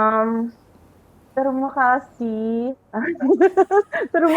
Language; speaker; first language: Indonesian; non-native, fluent; Filipino